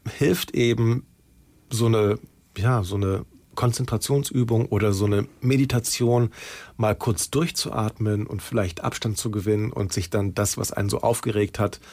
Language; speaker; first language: German; native; German